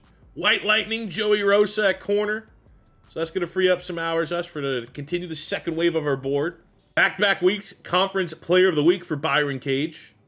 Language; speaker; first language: English; native; English